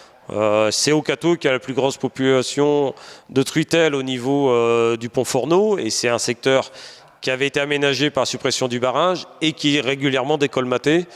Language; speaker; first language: French; native; French